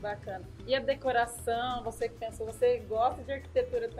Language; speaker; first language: Portuguese; native; Portuguese